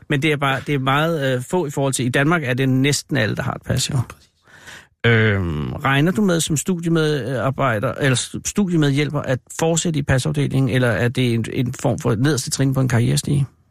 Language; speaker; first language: Danish; native; Danish